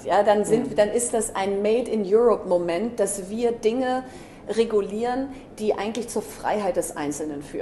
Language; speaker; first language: German; native; German